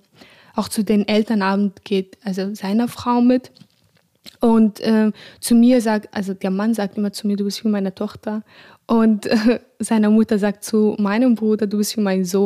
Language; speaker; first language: German; non-native, fluent; Arabic